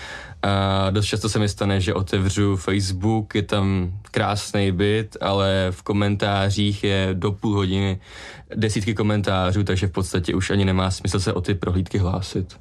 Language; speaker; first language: Czech; native; Czech